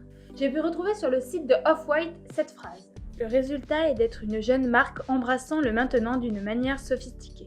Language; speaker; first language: French; native; French